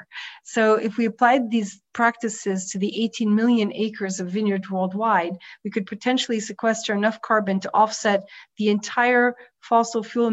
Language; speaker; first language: English; native; English